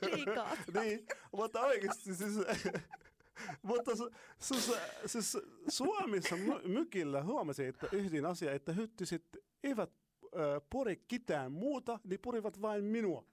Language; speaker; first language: Finnish; non-native, fluent; Arabic